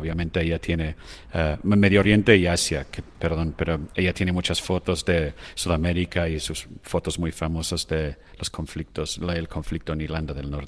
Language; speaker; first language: Spanish; non-native, fluent; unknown